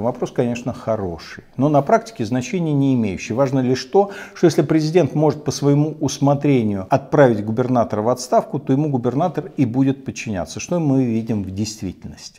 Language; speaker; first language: Russian; native; Russian